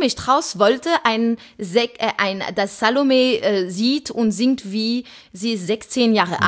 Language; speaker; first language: German; non-native, fluent; French